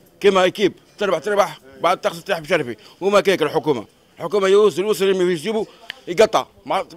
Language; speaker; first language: Arabic; native; Arabic